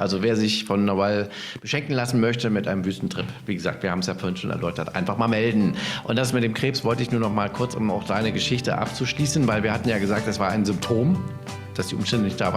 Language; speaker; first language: German; native; German